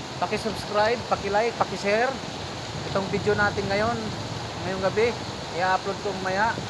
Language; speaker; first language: Filipino; non-native, local second language; Cebuano